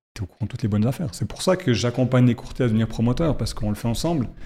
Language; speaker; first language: French; native; French